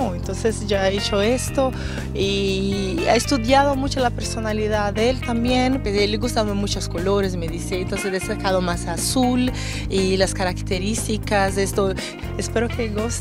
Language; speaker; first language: Spanish; non-native, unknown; Portuguese